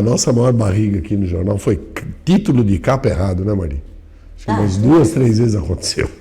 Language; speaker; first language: Portuguese; native; Portuguese